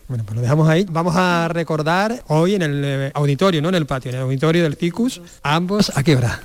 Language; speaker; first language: Spanish; native; Spanish